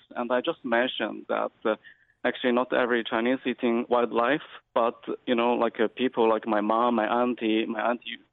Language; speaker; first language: English; non-native, fluent; Chinese